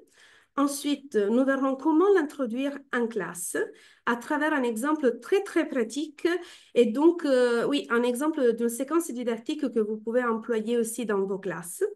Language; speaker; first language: French; non-native, fluent; Italian